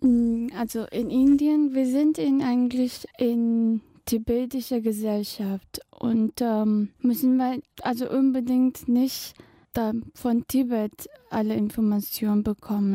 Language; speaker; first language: German; non-native, fluent; Tibetan